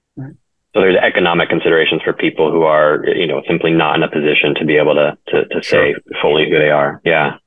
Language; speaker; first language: English; native; English